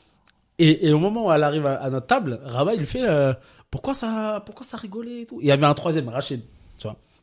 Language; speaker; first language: French; native; French